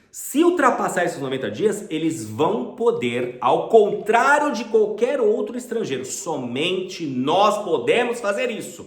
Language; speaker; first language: Portuguese; native; Portuguese